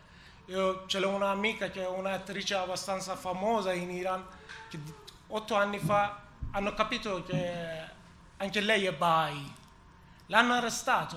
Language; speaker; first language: Italian; non-native, learner; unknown